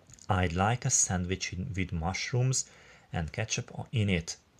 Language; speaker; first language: English; non-native, fluent; Hungarian